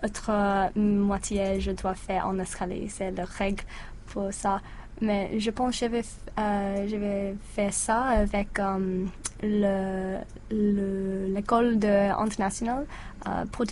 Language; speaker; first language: French; non-native, learner; English